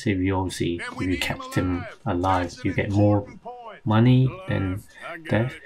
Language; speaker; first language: English; non-native, fluent; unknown